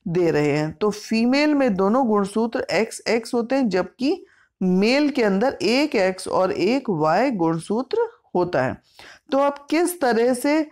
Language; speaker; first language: Hindi; native; Hindi